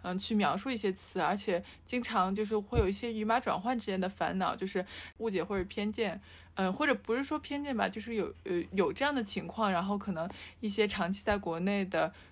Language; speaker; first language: Chinese; native; Chinese